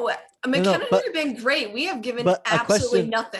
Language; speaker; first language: English; native; English